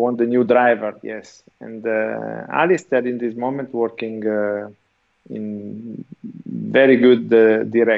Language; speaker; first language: English; non-native, learner; Italian